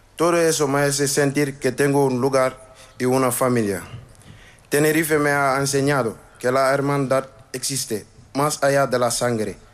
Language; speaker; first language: Spanish; non-native, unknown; Wolof